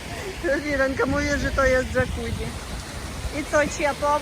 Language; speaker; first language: Polish; non-native, learner; Russian